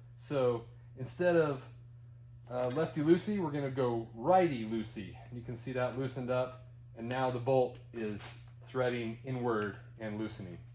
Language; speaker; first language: English; native; English